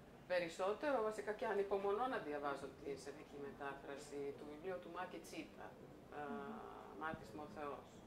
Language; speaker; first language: Greek; non-native, fluent; Croatian